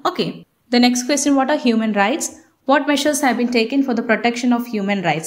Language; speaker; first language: English; non-native, local second language; Malayalam